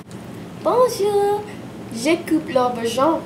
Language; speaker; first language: French; non-native, learner; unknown